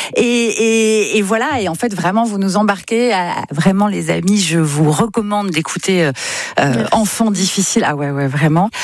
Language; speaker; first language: French; native; French